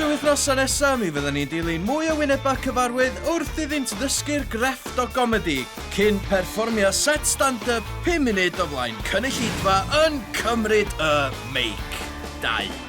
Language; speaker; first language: Welsh; native; Welsh